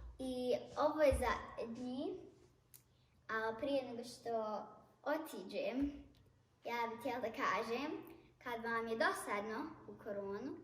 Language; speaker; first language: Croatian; early bilingual, heritage; Bosnian